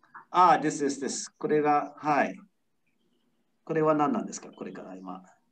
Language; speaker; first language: Japanese; non-native, fluent; English